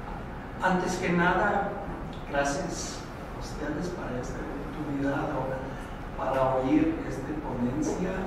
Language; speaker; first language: Spanish; non-native, fluent; English